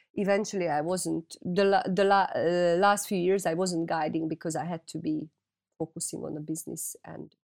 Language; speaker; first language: English; non-native, fluent; Hungarian